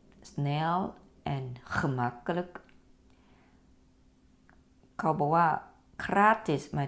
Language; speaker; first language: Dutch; non-native, fluent; Thai